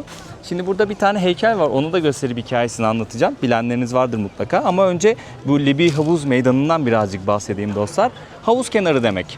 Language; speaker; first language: Turkish; native; Turkish